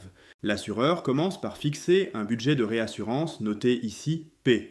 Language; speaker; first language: French; native; French